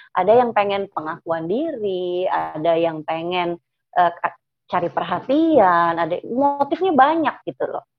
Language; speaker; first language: Indonesian; native; Indonesian